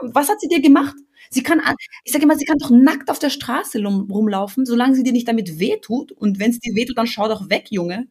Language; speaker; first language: German; early bilingual, other home language; Albanian